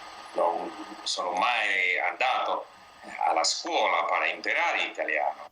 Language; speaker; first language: Italian; non-native, learner; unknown